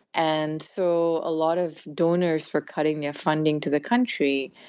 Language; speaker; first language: English; native; English